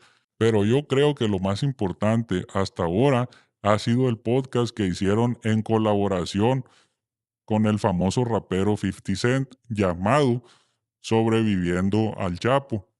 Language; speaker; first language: Spanish; native; Spanish